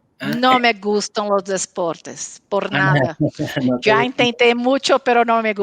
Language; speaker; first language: Spanish; non-native, local second language; Portuguese